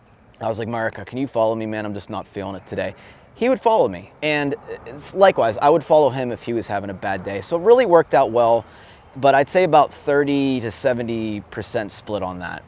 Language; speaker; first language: English; native; English